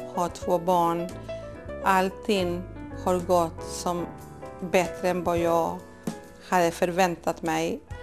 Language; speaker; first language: Swedish; non-native, fluent; Spanish